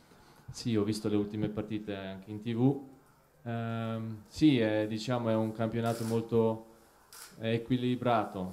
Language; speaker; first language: Italian; non-native, fluent; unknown